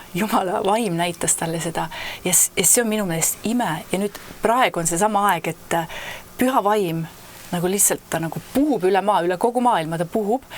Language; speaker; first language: Estonian; native; Estonian